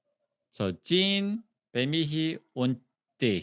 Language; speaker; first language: German; non-native, fluent; English